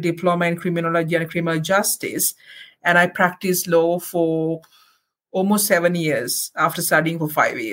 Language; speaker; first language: English; non-native, local second language; Sinhala